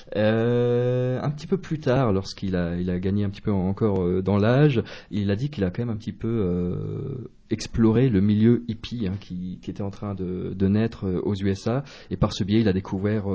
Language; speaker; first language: French; native; French